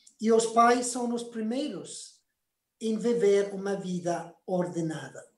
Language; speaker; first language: Portuguese; non-native, fluent; Spanish